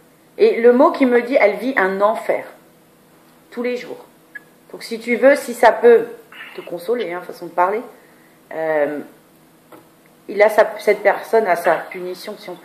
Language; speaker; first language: French; native; French